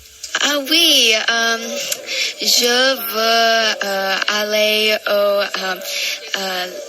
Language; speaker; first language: French; non-native, learner; English